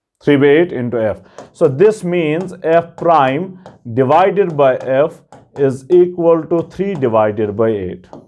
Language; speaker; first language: English; non-native, local second language; Kashmiri